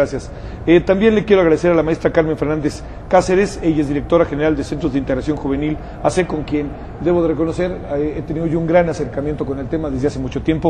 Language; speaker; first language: Spanish; native; Spanish